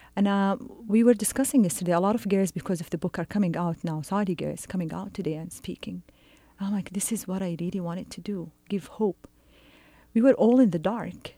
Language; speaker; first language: English; non-native, fluent; Arabic